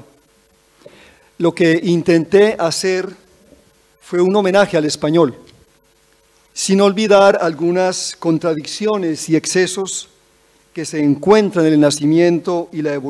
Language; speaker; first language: Spanish; native; Spanish